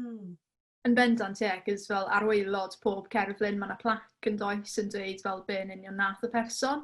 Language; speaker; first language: Welsh; non-native, local second language; English